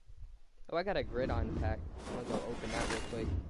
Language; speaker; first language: English; native; English